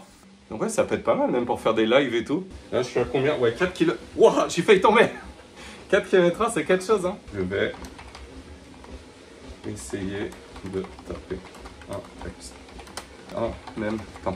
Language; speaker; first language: French; native; French